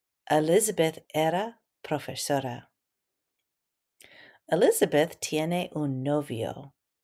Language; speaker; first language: Spanish; non-native, fluent; English